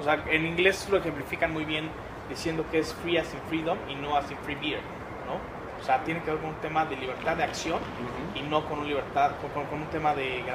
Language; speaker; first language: Spanish; native; Spanish